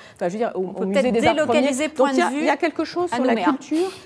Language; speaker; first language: French; native; French